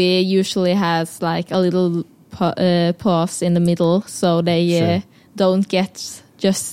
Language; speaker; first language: English; non-native, fluent; Norwegian